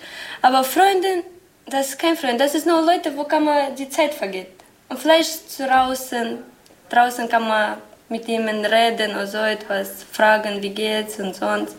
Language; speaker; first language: German; non-native, learner; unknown